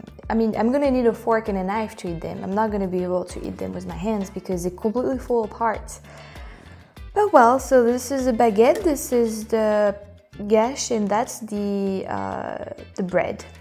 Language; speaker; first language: English; non-native, fluent; French